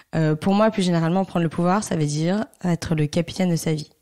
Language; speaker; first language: French; native; French